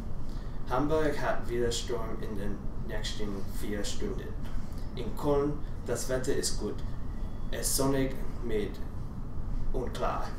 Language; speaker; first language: German; non-native, learner; English